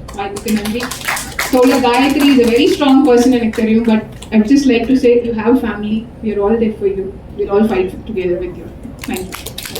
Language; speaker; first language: English; non-native, local second language; Tamil